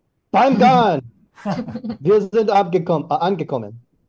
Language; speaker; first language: German; non-native, learner; English